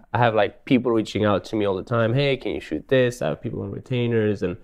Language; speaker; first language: English; non-native, fluent; Swedish